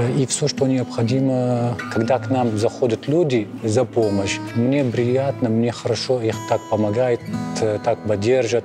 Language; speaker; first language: Russian; non-native, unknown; Arabic